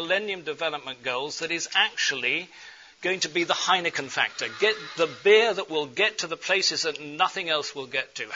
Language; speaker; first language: English; native; English